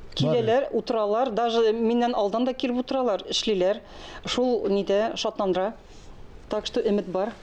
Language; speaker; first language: Tatar; non-native, local second language; Russian